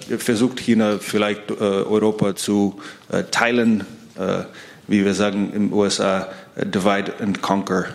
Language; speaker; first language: German; non-native, learner; English